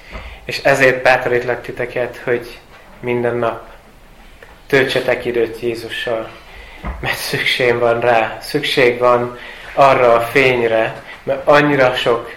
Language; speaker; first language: Hungarian; non-native, fluent; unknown